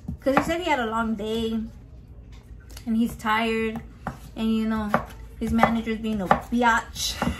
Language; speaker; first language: English; early bilingual, other home language; Spanish